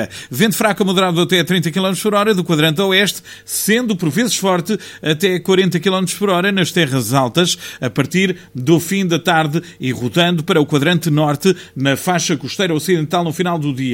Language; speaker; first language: Portuguese; native; Portuguese